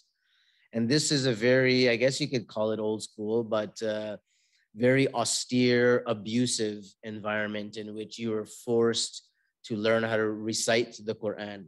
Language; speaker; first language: English; native; English